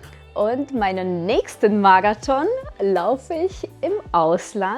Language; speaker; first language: German; non-native, fluent; Russian